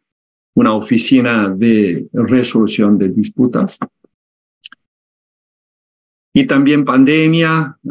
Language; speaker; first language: Spanish; non-native, fluent; Korean